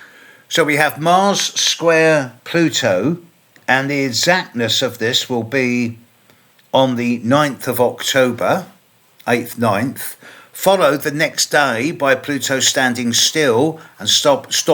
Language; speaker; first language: English; native; English